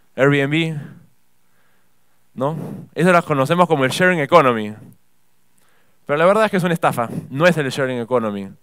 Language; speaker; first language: Spanish; native; Spanish